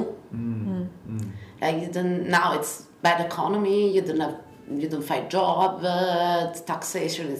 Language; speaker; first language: English; non-native, fluent; Italian